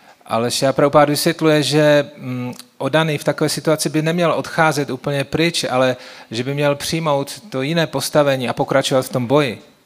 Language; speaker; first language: Czech; native; Czech